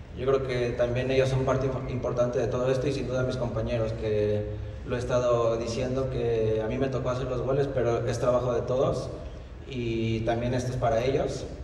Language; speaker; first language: Spanish; native; Spanish